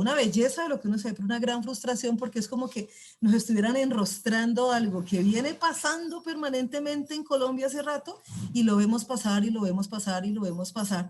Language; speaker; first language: Spanish; native; Spanish